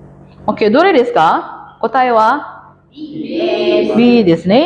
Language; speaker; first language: Japanese; non-native, fluent; Indonesian